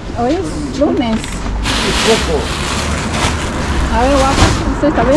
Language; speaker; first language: Spanish; non-native, fluent; Filipino